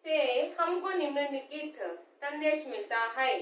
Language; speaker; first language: Hindi; non-native, local second language; Telugu